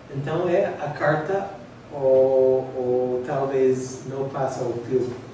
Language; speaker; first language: Portuguese; non-native, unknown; English